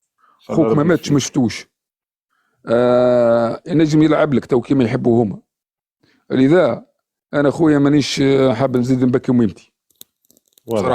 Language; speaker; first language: Arabic; native; Arabic